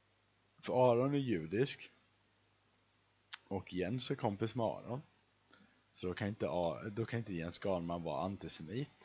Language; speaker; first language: Swedish; native; Swedish